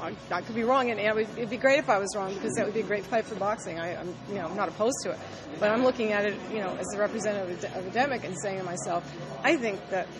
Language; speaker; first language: English; native; English